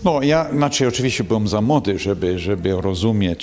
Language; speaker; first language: Polish; early bilingual, heritage; English